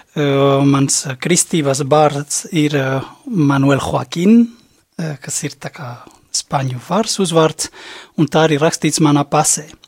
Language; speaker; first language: Latvian; non-native, fluent; Spanish